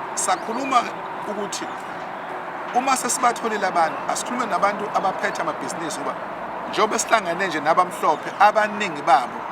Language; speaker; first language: Zulu; native; Zulu